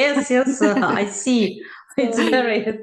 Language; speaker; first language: English; non-native, learner; Russian